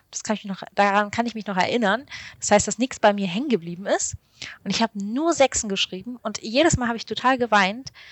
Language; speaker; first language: German; early bilingual, other home language; Arabic